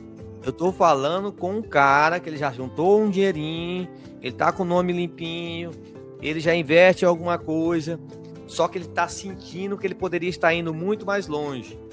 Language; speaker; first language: Portuguese; native; Portuguese